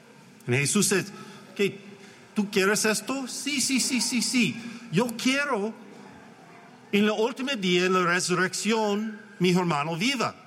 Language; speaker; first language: Spanish; non-native, learner; English